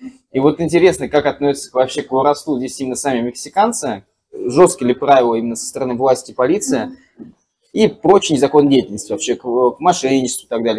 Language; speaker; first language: Russian; native; Russian